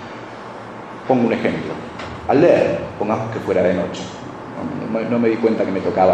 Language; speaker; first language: Spanish; native; Spanish